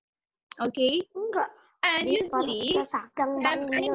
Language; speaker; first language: English; non-native, fluent; Indonesian